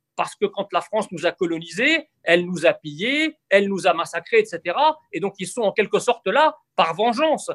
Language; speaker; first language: French; early bilingual, other home language; Arabic